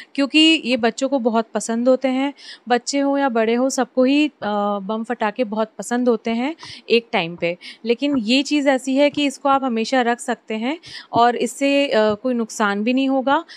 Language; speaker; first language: Hindi; native; Hindi